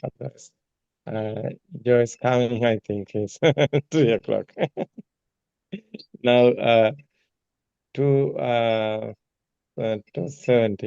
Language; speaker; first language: English; non-native, learner; Sinhala